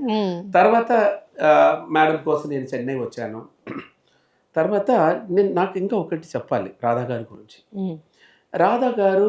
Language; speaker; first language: Telugu; non-native, local second language; Tamil